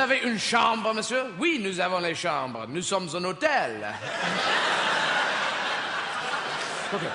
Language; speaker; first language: French; non-native, fluent; English